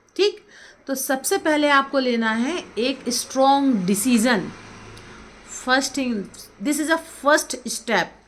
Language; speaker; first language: Hindi; native; Hindi